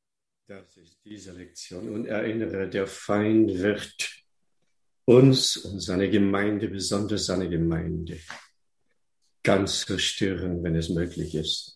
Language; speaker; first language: German; non-native, fluent; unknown